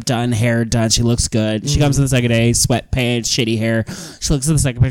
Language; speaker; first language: English; native; English